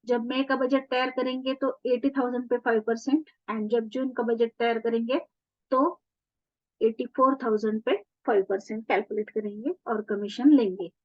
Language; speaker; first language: Hindi; non-native, local second language; Marathi